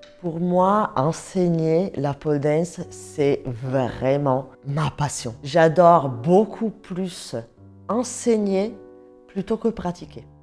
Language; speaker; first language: French; non-native, fluent; Italian